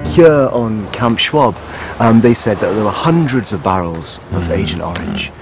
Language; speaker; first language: English; native; English